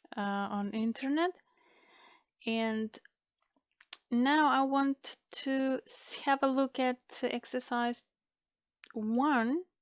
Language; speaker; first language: English; non-native, fluent; Macedonian